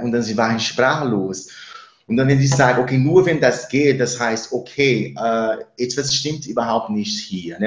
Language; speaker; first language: German; non-native, fluent; Spanish